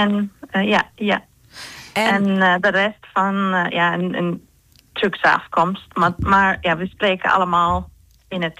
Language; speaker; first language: Dutch; non-native, fluent; Turkish